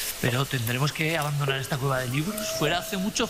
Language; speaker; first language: Spanish; native; Spanish